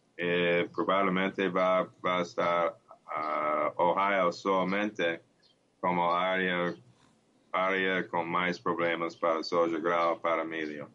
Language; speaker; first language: Portuguese; non-native, learner; English